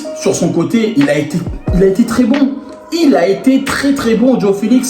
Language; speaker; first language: French; native; French